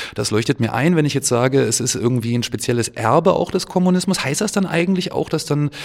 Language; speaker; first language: German; native; German